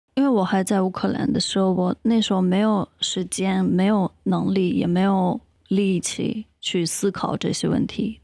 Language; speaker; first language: Chinese; non-native, fluent; Ukrainian